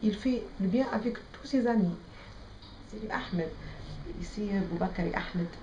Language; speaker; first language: French; non-native, local second language; Arabic